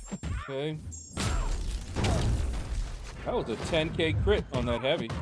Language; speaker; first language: English; native; English